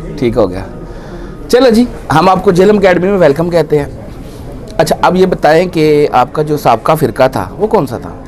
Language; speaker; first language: Urdu; non-native, local second language; Punjabi